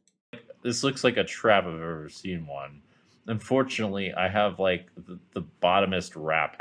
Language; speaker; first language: English; native; English